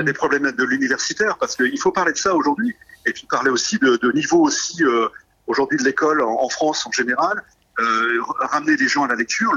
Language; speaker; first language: French; native; French